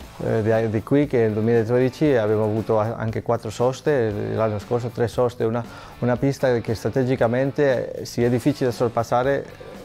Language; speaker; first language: Italian; non-native, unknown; Spanish